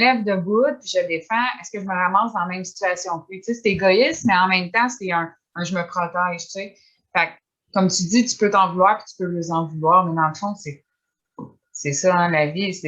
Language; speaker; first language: French; native; French